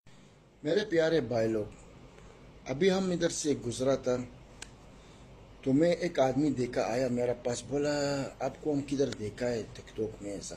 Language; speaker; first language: Hindi; non-native, learner; Arabic